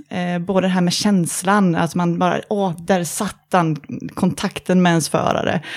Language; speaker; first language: Swedish; native; Swedish